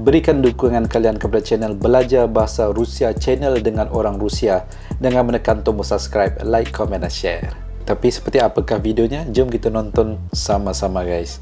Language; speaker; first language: Indonesian; non-native, local second language; Malay